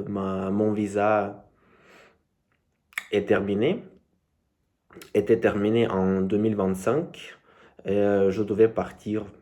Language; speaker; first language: French; non-native, learner; Russian